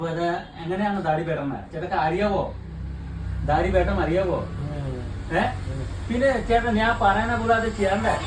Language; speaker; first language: Malayalam; non-native, learner; Hindi